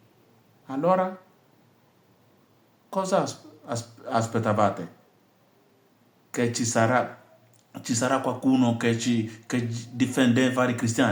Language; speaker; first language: Italian; non-native, fluent; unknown